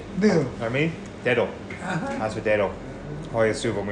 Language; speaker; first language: Spanish; non-native, learner; English